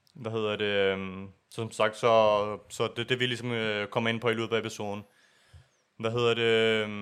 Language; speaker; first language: Danish; early bilingual, other home language; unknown